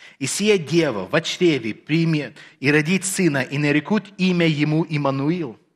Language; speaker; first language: Russian; early bilingual, heritage; Russian